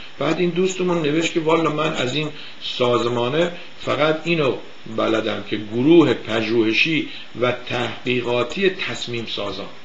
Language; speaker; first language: Persian; native; Persian